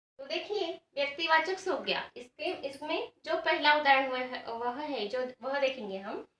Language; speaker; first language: Hindi; non-native, local second language; Marathi